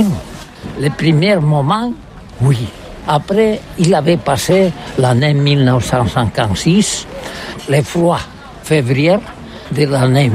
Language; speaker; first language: French; non-native, learner; Catalan